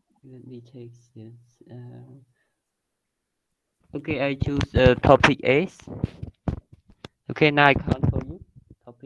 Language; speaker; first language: English; non-native, learner; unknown